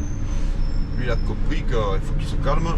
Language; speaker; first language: French; native; French